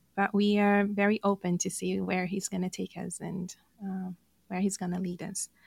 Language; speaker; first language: English; non-native, fluent; Portuguese